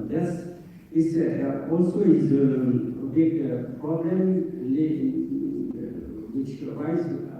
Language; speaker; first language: English; non-native, fluent; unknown